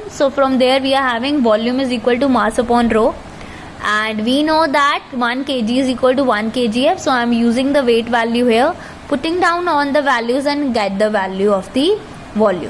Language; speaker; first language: English; non-native, local second language; Hindi